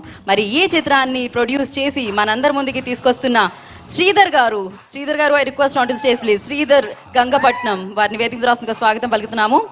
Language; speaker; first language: Telugu; native; Telugu